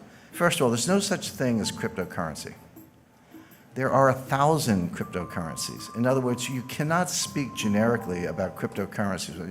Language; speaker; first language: English; native; English